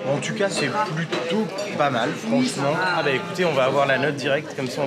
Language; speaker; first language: French; native; French